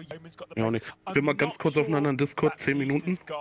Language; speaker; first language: German; native; German